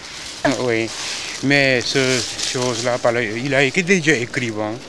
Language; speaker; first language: French; non-native, fluent; Korean